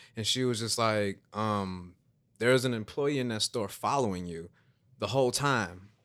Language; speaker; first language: English; native; English